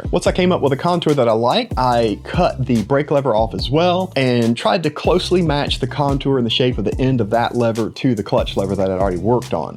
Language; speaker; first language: English; native; English